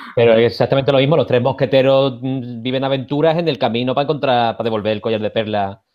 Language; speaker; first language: Spanish; native; Spanish